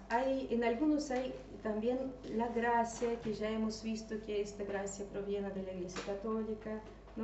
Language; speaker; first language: Spanish; non-native, fluent; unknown